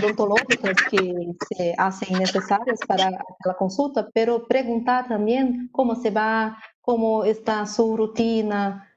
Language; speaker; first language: Spanish; non-native, learner; Portuguese